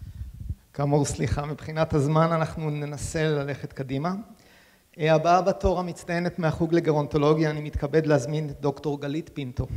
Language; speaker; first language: Hebrew; native; Hebrew